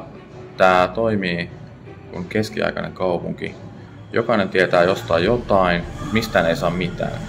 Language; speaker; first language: Finnish; native; Finnish